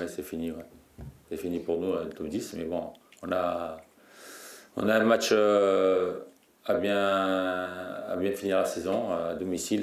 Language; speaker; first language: French; native; French